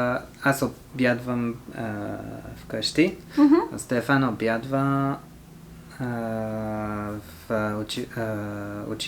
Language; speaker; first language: Bulgarian; non-native, learner; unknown